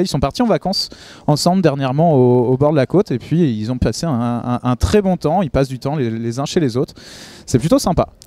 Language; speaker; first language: French; native; French